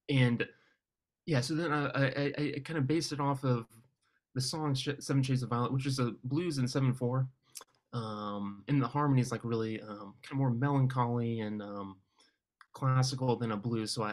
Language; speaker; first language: English; native; English